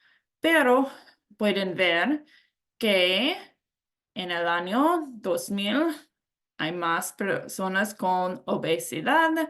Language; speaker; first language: Spanish; non-native, learner; English